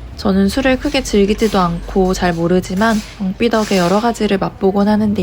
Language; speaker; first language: Korean; native; Korean